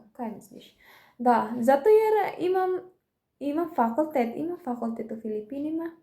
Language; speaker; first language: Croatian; non-native, learner; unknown